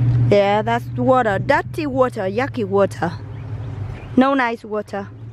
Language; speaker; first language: English; non-native, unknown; Vietnamese